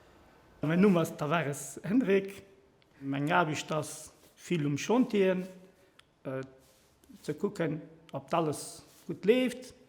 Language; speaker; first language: German; non-native, learner; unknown